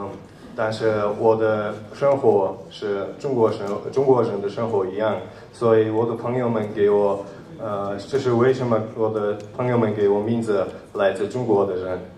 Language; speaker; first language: Chinese; non-native, learner; Georgian